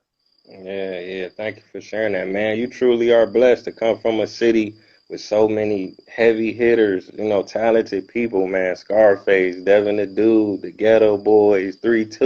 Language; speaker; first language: English; native; English